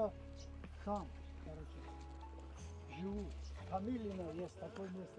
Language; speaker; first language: Russian; non-native, local second language; Tajik